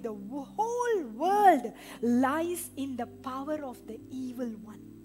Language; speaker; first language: English; non-native, local second language; Tamil